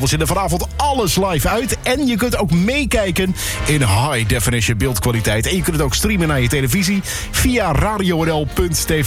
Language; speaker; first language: Dutch; native; Dutch